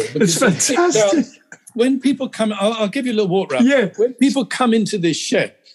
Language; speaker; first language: English; native; English